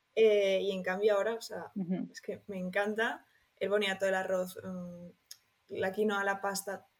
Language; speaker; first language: Spanish; native; Spanish